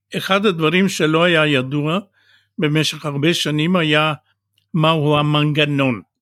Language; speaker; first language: Hebrew; non-native, fluent; Bulgarian